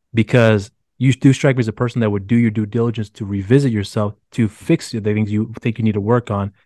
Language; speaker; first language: English; early bilingual, other home language; Spanish